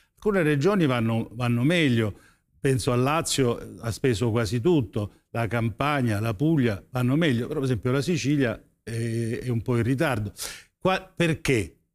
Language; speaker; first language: Italian; native; Italian